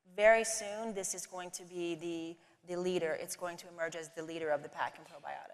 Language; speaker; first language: English; native; English